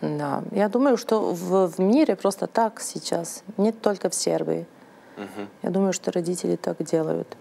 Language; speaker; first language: Russian; non-native, learner; Serbian